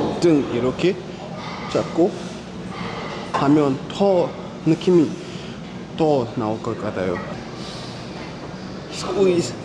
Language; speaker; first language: Korean; non-native, fluent; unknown